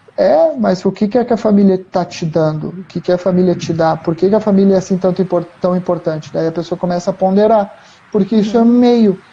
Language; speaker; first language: Portuguese; native; Portuguese